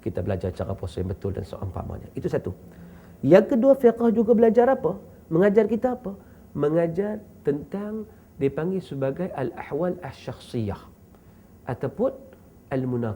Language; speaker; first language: Malay; native; Malay